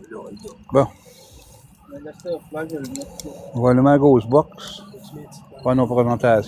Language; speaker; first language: French; native; French